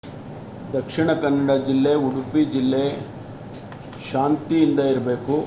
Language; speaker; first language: Kannada; native; Kannada